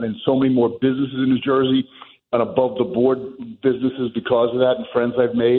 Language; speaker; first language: English; native; English